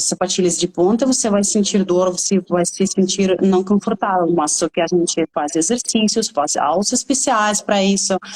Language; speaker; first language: Portuguese; non-native, fluent; Russian